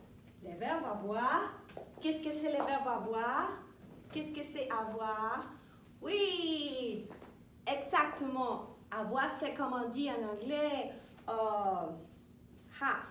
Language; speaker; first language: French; non-native, fluent; Spanish